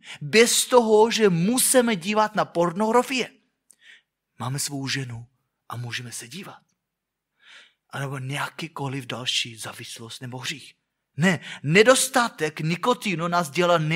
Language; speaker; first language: Czech; non-native, fluent; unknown